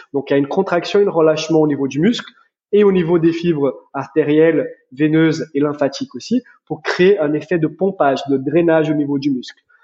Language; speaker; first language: French; non-native, fluent; Portuguese